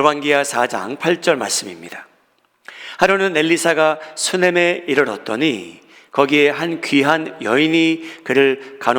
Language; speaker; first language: Korean; native; Korean